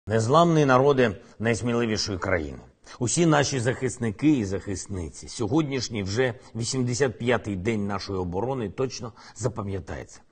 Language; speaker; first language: Ukrainian; non-native, local second language; Russian